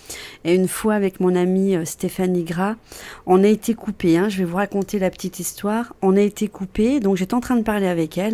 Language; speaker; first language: French; native; French